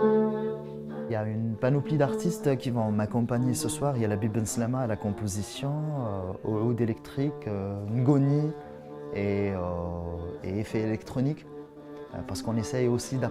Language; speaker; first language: French; non-native, local second language; Arabic